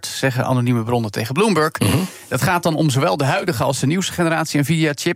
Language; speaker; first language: Dutch; native; Dutch